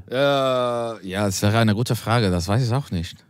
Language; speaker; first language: German; non-native, learner; Spanish